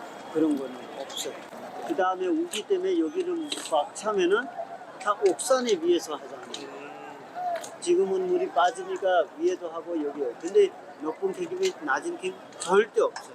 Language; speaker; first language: Korean; non-native, fluent; Hindi